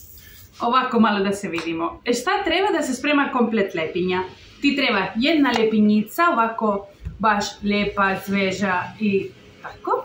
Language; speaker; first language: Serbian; non-native, learner; Spanish